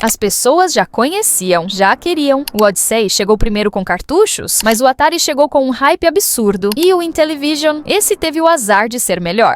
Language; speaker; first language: Portuguese; native; Portuguese